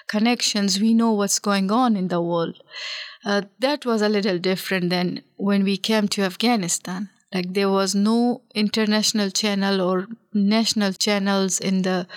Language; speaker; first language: English; non-native, local second language; Pashto